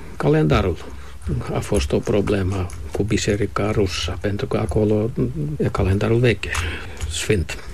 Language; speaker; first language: Romanian; non-native, fluent; Finnish